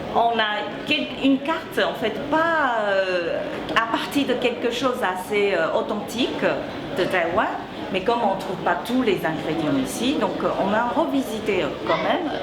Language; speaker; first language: French; non-native, fluent; Chinese